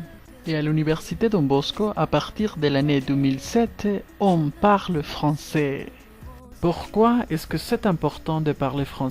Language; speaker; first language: French; non-native, learner; Spanish